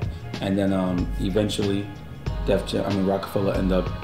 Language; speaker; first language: English; native; English